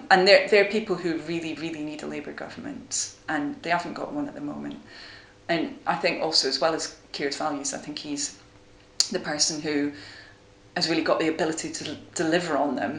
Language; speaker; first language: English; native; English